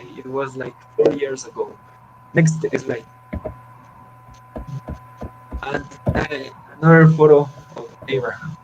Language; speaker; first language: English; non-native, fluent; Spanish